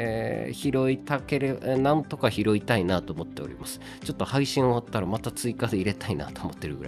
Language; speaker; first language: Japanese; native; Japanese